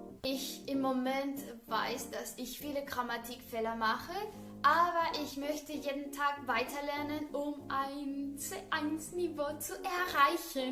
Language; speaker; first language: German; non-native, learner; Spanish